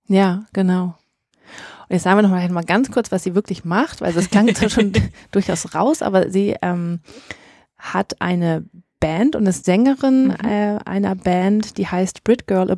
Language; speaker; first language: German; native; German